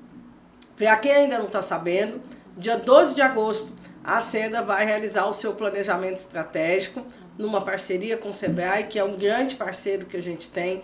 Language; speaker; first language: Portuguese; native; Portuguese